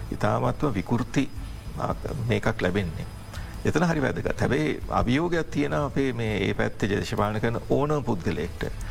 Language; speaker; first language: Sinhala; non-native, local second language; Tamil